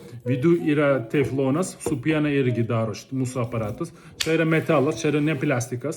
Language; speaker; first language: Lithuanian; non-native, learner; Turkish